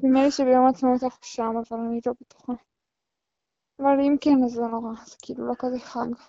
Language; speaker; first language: Hebrew; native; Hebrew